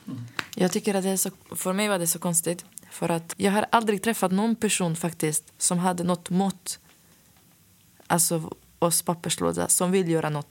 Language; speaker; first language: Swedish; non-native, fluent; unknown